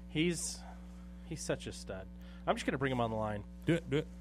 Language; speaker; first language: English; native; English